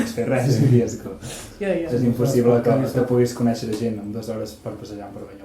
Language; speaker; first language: Catalan; native; Catalan